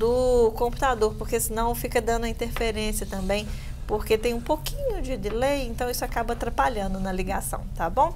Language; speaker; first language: Portuguese; native; Portuguese